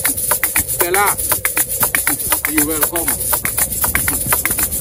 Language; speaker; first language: English; non-native, fluent; Wolof